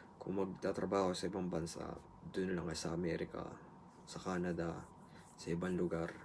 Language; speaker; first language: Filipino; native; Filipino